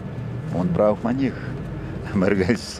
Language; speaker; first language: German; non-native, learner; Ukrainian